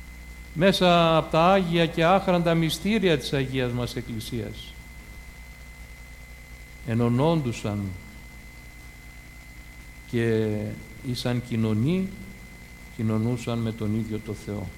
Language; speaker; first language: Greek; native; Greek